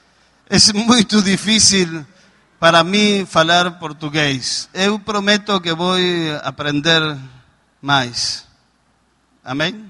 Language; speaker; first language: Portuguese; non-native, learner; Spanish